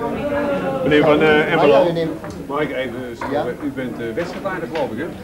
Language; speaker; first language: Dutch; native; Dutch